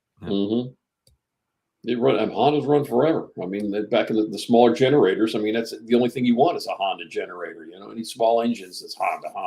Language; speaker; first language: English; native; English